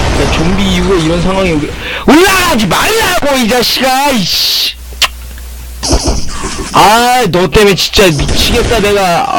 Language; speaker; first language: Korean; native; Korean